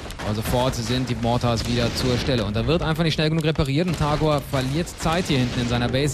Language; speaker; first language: German; native; German